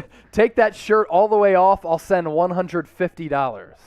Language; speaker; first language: English; native; English